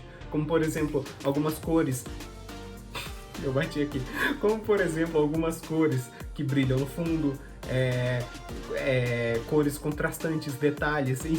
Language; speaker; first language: Portuguese; native; Portuguese